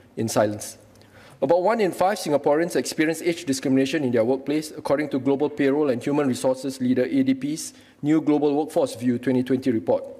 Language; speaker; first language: English; non-native, local second language; Malay